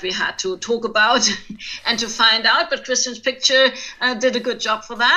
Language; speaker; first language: English; non-native, fluent; German